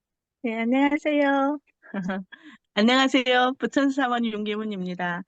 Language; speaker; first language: Korean; early bilingual, heritage; Korean